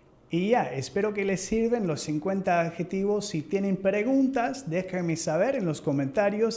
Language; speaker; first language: Spanish; non-native, fluent; English